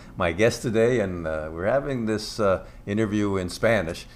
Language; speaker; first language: English; non-native, local second language; Spanish